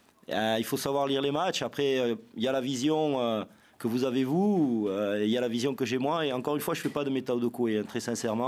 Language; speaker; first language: French; native; French